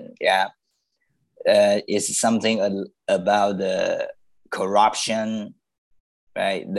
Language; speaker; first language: English; non-native, learner; Chinese